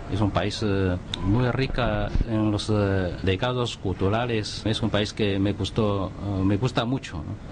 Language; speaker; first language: Spanish; non-native, fluent; Chinese